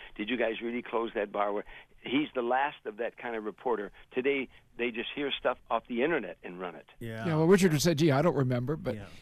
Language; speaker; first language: English; native; English